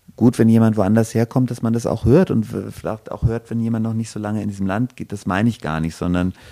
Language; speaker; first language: German; native; German